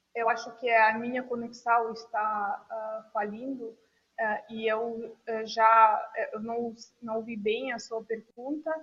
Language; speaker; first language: Portuguese; non-native, fluent; Russian